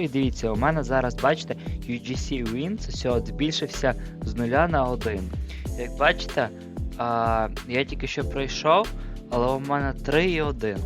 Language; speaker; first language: Ukrainian; native; Ukrainian